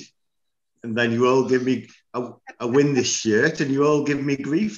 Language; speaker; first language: English; native; English